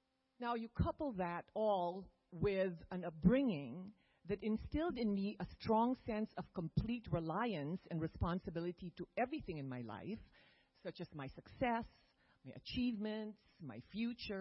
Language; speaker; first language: English; non-native, local second language; Filipino